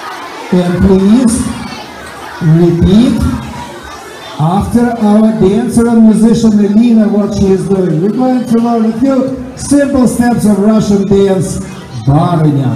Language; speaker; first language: English; non-native, fluent; Russian